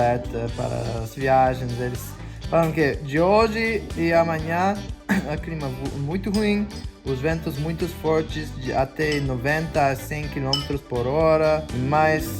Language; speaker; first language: Portuguese; non-native, fluent; English